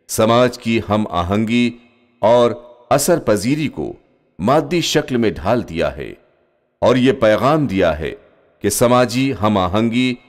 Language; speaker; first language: Urdu; native; Urdu